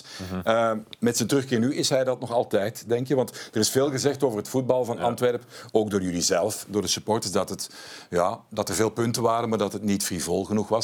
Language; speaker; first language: Dutch; native; Dutch